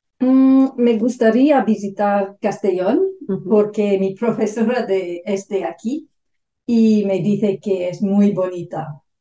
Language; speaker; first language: Spanish; non-native, learner; English